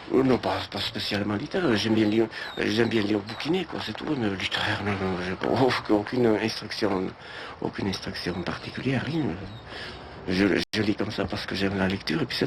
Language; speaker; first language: French; native; French